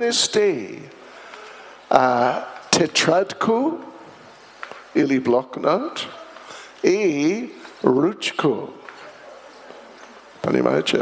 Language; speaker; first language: Russian; non-native, learner; English